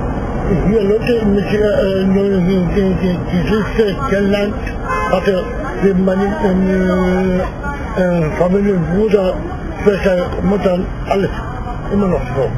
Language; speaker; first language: German; non-native, learner; Turkish